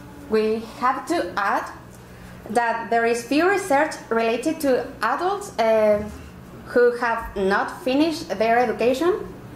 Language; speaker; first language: English; non-native, fluent; Spanish